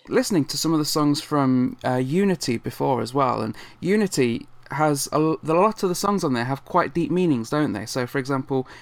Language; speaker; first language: English; native; English